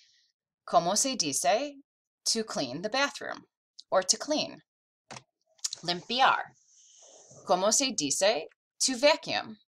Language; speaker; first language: Spanish; non-native, fluent; English